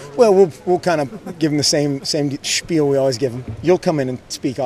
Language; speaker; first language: English; native; English